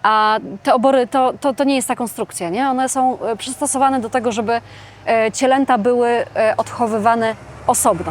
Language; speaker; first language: Polish; native; Polish